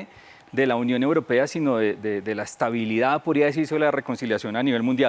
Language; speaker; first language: Spanish; native; Spanish